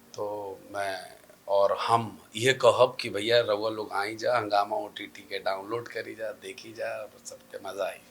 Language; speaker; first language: Hindi; native; Hindi